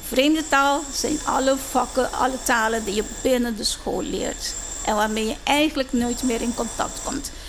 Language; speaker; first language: Dutch; non-native, local second language; Papiamento